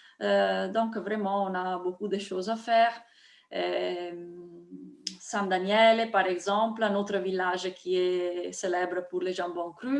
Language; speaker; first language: French; non-native, fluent; Italian